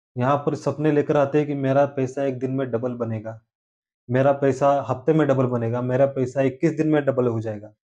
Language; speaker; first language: Hindi; non-native, local second language; Marathi